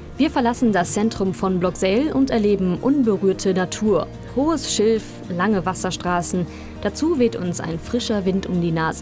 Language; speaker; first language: German; native; German